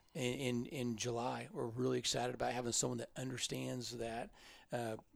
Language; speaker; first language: English; native; English